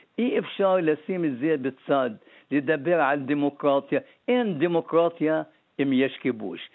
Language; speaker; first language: Hebrew; non-native, local second language; Arabic